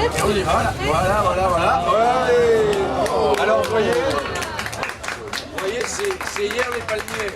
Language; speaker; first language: French; native; French